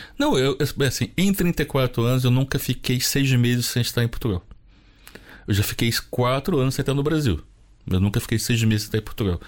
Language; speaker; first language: Portuguese; native; Portuguese